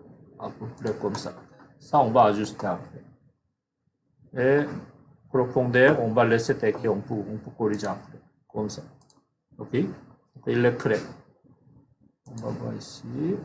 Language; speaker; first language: French; non-native, fluent; Korean